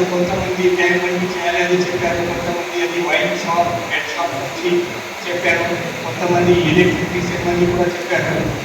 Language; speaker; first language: Telugu; non-native, fluent; Marathi